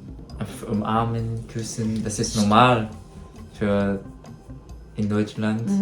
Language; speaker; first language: German; non-native, learner; Japanese